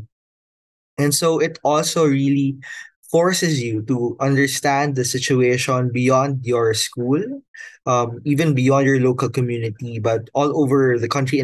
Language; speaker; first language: English; non-native, local second language; Filipino